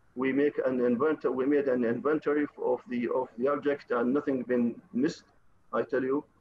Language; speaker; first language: English; non-native, fluent; Arabic